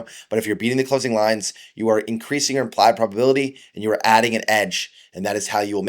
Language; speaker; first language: English; native; English